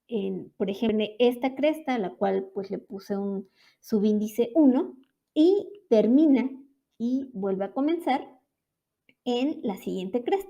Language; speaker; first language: Spanish; native; Spanish